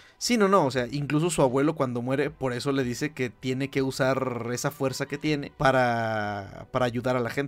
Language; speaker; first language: Spanish; native; Spanish